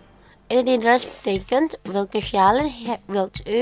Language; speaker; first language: Dutch; non-native, learner; Indonesian